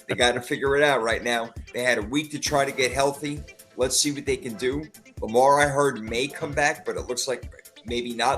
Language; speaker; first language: English; native; English